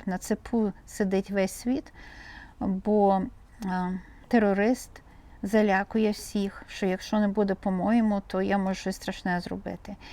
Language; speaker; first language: Ukrainian; native; Ukrainian